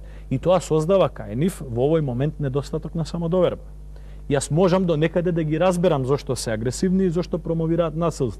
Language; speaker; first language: Macedonian; native; Macedonian